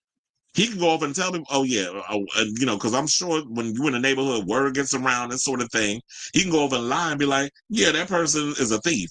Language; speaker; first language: English; native; English